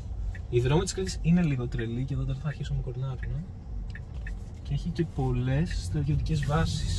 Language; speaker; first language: Greek; native; Greek